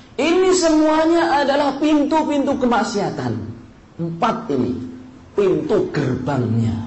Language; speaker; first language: Indonesian; native; Indonesian